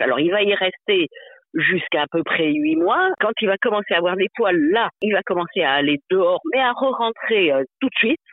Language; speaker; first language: French; native; French